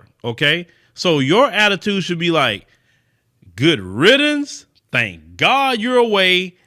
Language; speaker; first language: English; native; English